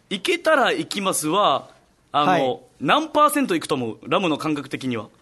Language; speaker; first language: Japanese; native; Japanese